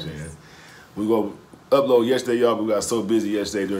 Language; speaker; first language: English; native; English